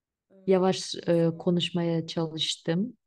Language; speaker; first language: Turkish; non-native, fluent; Russian